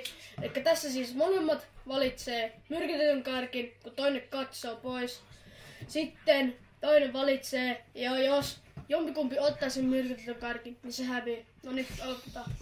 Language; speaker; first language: Finnish; native; Finnish